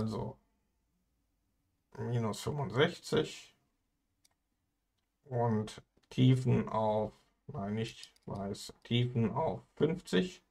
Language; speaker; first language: German; native; German